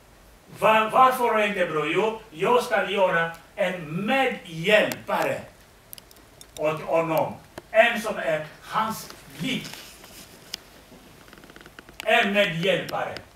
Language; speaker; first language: Swedish; non-native, fluent; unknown